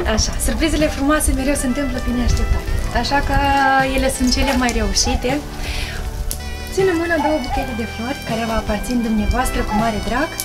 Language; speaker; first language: Romanian; native; Romanian